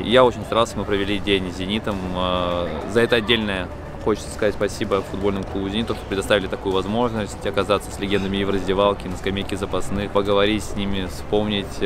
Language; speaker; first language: Russian; native; Russian